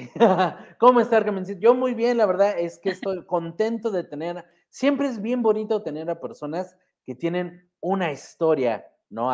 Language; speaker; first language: Spanish; native; Spanish